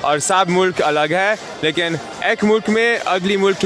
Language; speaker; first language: Hindi; non-native, learner; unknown